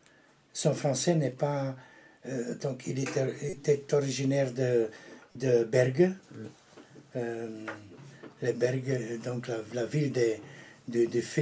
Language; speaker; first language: French; non-native, local second language; Dutch